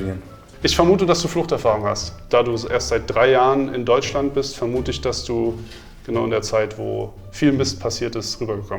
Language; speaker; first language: German; native; German